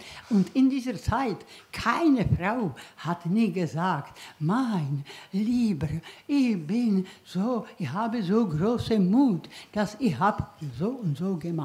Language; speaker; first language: German; non-native, learner; Czech